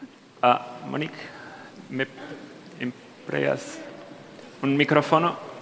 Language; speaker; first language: Spanish; non-native, fluent; Portuguese